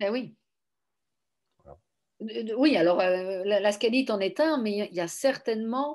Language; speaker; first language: French; native; French